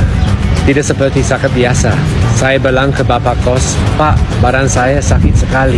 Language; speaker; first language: Indonesian; non-native, fluent; English